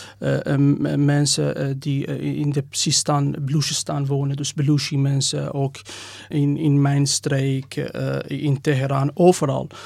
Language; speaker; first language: Dutch; non-native, fluent; Persian